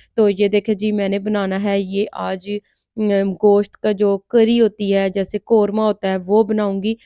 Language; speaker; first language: Urdu; non-native, local second language; Punjabi